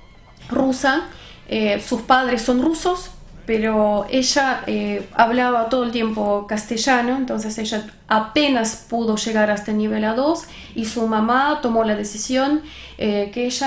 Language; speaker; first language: Spanish; non-native, fluent; Russian